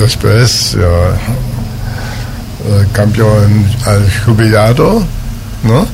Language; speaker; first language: Spanish; non-native, learner; German